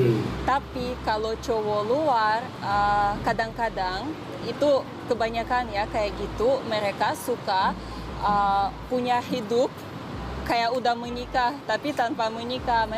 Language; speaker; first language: Indonesian; non-native, fluent; Russian